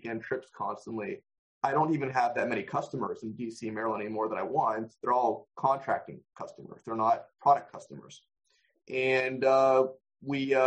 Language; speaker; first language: English; native; English